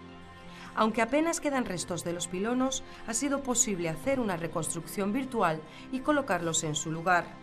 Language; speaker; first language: Spanish; native; Spanish